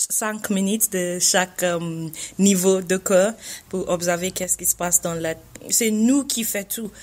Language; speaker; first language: French; non-native, learner; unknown